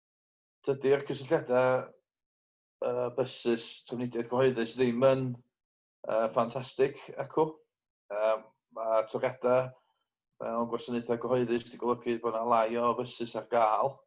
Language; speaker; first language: Welsh; native; Welsh